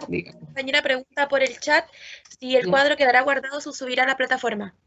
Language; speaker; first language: Spanish; native; Spanish